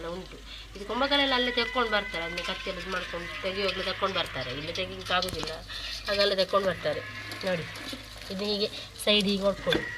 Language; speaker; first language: Kannada; native; Kannada